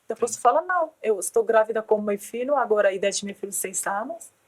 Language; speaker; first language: Portuguese; non-native, learner; Arabic